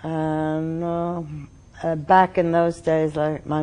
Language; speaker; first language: English; early bilingual, other home language; German